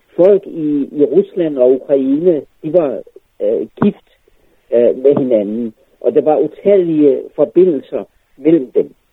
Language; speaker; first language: Danish; native; Danish